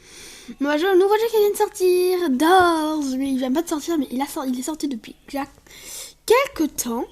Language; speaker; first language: French; native; French